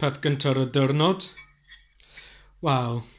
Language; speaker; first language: Welsh; non-native, learner; English